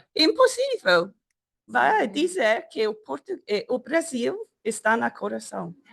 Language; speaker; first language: Portuguese; non-native, learner; English